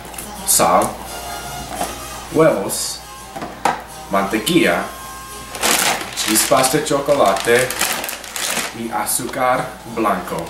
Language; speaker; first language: Spanish; non-native, learner; English